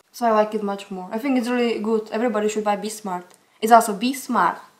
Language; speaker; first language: English; non-native, learner; Czech